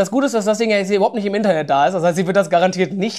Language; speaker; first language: German; native; German